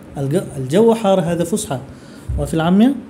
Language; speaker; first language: Arabic; non-native, fluent; Bangla